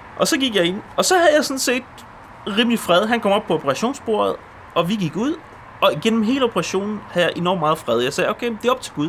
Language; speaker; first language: Danish; early bilingual, other home language; Polish